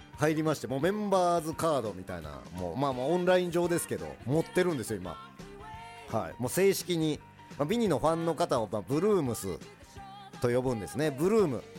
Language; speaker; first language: Japanese; early bilingual, other home language; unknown